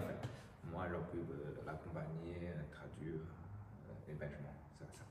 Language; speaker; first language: French; non-native, learner; Chinese